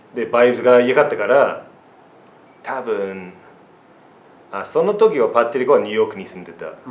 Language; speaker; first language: Japanese; non-native, fluent; English